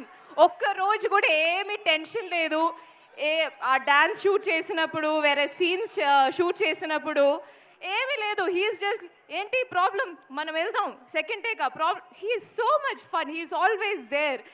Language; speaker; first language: Telugu; non-native, fluent; Malayalam